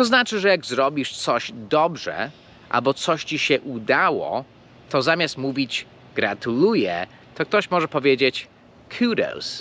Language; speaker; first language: Polish; early bilingual, heritage; English